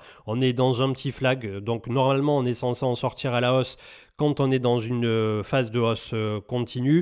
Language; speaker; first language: French; native; French